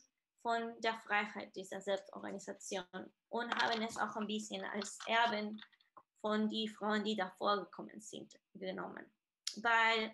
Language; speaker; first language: German; non-native, fluent; Spanish